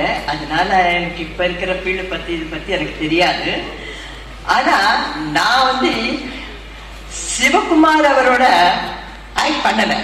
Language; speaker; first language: Tamil; non-native, local second language; Telugu